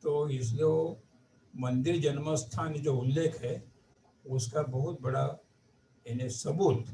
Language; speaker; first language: Hindi; non-native, local second language; Marathi